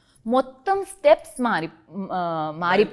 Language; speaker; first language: Telugu; non-native, learner; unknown